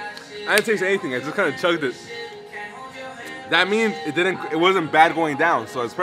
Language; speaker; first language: English; native; English